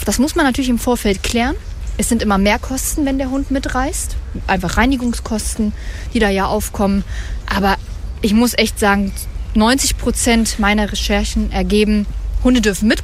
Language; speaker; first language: German; native; German